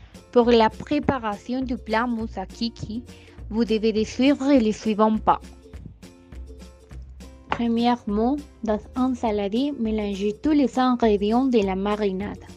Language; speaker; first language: French; non-native, learner; Spanish